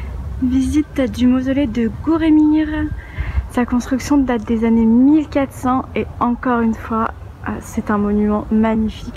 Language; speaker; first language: French; native; French